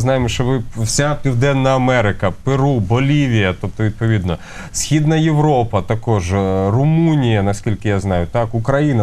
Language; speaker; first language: Ukrainian; native; Ukrainian